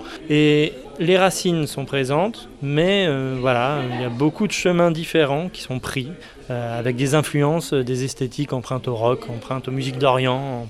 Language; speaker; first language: French; native; French